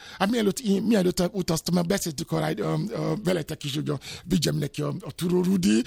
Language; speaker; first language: Hungarian; non-native, learner; Yoruba